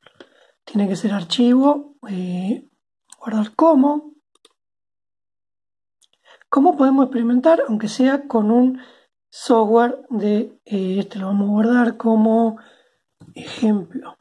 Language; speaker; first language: Spanish; native; Spanish